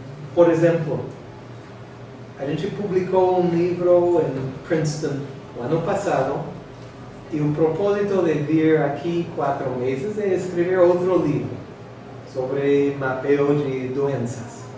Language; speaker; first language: Portuguese; non-native, fluent; English